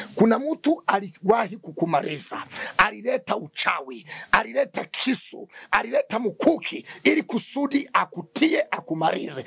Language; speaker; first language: Swahili; non-native, local second language; Kinyarwanda